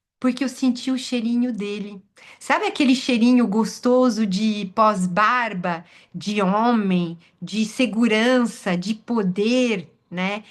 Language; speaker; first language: Portuguese; non-native, fluent; French